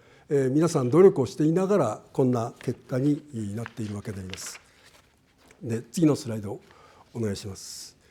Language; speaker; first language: Japanese; native; Japanese